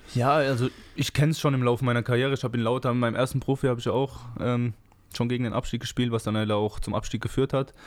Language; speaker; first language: German; native; German